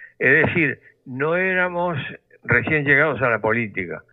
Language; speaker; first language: Spanish; native; Spanish